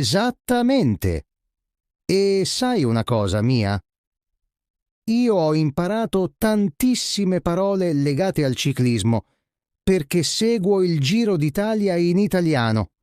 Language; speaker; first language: Italian; non-native, fluent; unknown